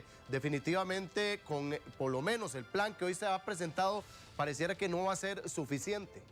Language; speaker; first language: Spanish; native; Spanish